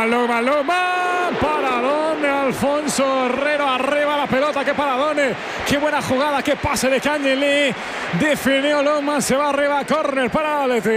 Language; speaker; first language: Spanish; native; Spanish